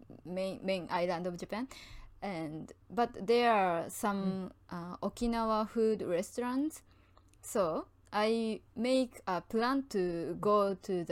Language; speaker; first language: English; non-native, learner; Japanese